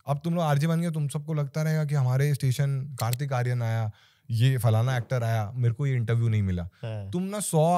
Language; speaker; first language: Hindi; non-native, local second language; Marathi